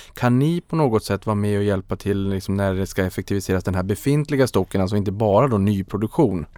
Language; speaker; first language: Swedish; native; Swedish